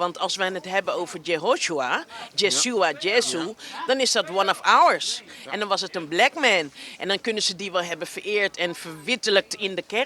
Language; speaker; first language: Dutch; native; Dutch